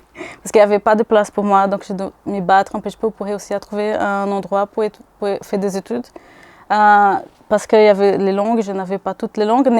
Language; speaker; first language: French; non-native, fluent; Portuguese